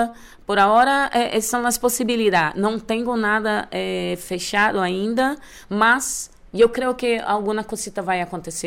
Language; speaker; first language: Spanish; non-native, learner; Portuguese